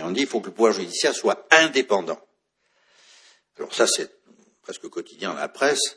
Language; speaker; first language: French; native; French